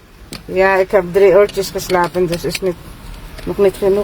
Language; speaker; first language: Dutch; non-native, learner; Filipino